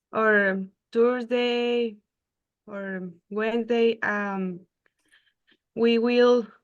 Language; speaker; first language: English; non-native, learner; Spanish